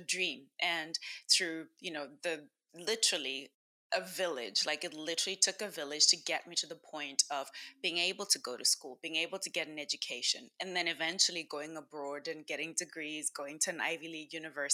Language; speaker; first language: English; non-native, local second language; Shona